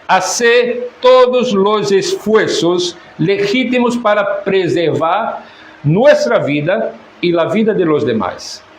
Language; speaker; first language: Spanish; non-native, learner; Portuguese